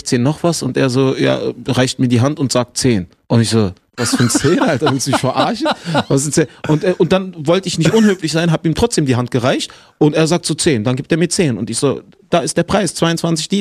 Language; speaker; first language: German; native; German